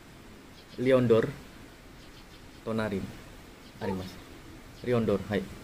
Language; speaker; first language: Japanese; non-native, learner; Indonesian